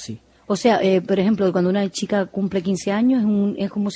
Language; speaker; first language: Spanish; native; Spanish